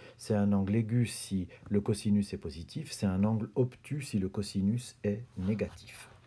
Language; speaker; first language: French; native; French